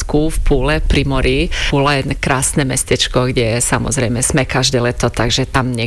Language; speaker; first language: Slovak; non-native, fluent; Slovenian